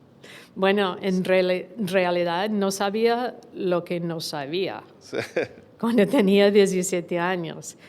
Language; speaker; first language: Spanish; non-native, fluent; English